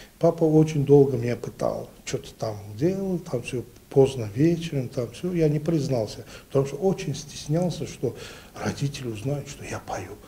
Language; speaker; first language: Russian; non-native, local second language; Azerbaijani